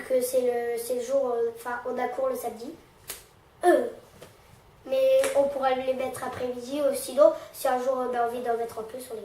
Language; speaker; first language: French; native; French